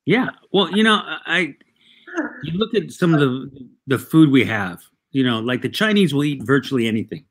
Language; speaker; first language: English; early bilingual, other home language; Spanish